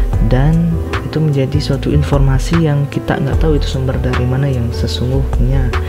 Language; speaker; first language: Indonesian; native; Indonesian